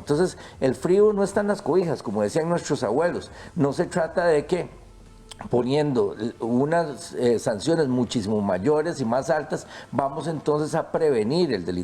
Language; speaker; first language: Spanish; native; Spanish